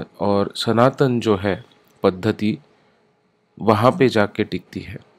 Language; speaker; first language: Hindi; non-native, local second language; Marathi